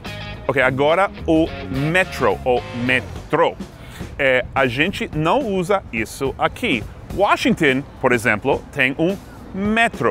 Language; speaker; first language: Portuguese; non-native, fluent; English